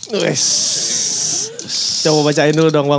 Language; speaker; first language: Indonesian; native; Indonesian